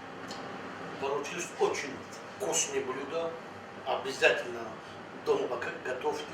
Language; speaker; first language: Russian; non-native, fluent; Tajik